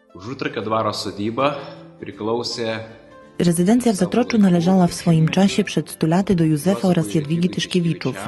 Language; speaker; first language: Polish; native; Polish